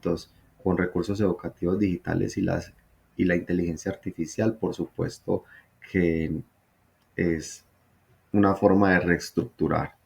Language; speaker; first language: Spanish; native; Spanish